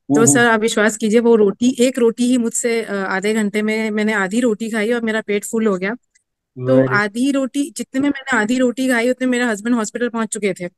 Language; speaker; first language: Hindi; native; Hindi